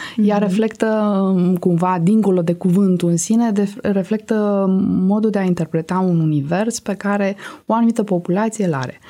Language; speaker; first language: Romanian; native; Romanian